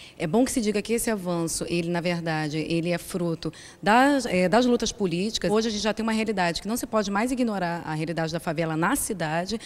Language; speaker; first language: Portuguese; native; Portuguese